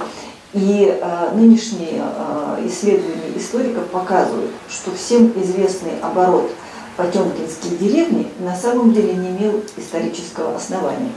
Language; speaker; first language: Russian; native; Russian